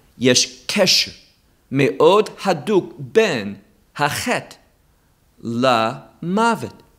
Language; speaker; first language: Hebrew; non-native, fluent; English